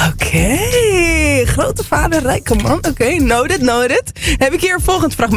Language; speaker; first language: Dutch; native; Dutch